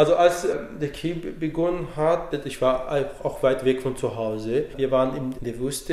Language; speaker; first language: German; non-native, fluent; Arabic